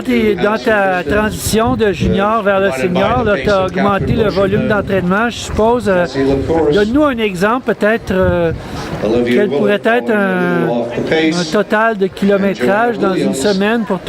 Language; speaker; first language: French; native; French